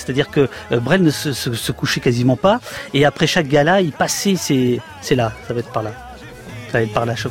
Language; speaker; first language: French; native; French